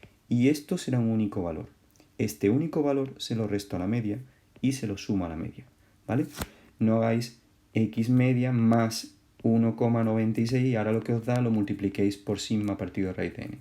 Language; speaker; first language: Spanish; native; Spanish